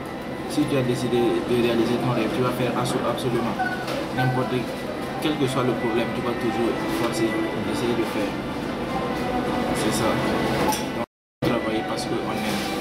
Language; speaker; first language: French; non-native, learner; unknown